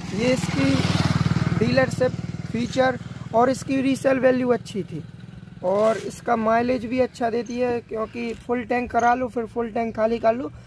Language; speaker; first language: Hindi; native; Hindi